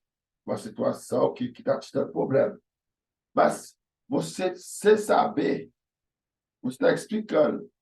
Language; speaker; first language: Portuguese; non-native, fluent; Haitian Creole